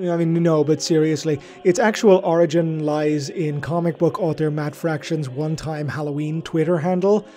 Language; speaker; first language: English; native; English